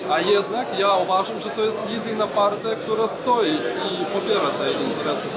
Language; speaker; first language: Polish; non-native, fluent; Belarusian